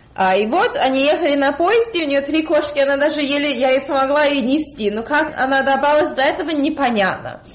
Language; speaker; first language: Russian; early bilingual, heritage; Russian